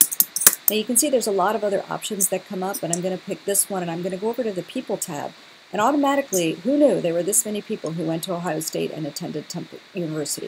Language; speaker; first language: English; native; English